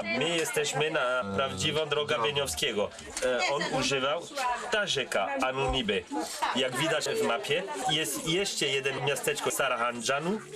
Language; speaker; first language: Polish; non-native, learner; Malagasy